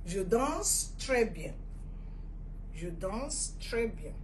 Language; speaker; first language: French; non-native, fluent; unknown